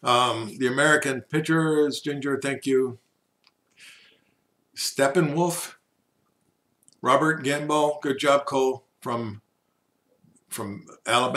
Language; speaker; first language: English; native; English